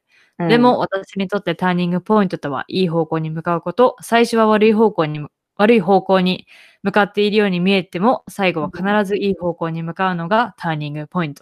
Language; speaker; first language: Japanese; native; Japanese